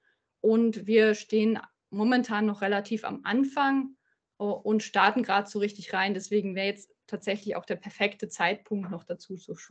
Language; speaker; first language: German; native; German